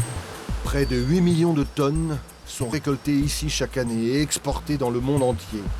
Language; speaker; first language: French; native; French